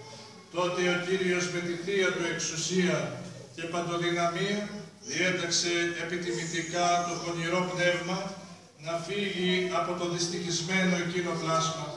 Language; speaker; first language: Greek; native; Greek